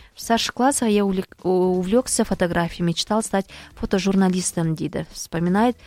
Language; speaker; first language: Russian; non-native, local second language; Kazakh